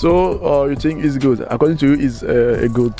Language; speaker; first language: English; non-native, fluent; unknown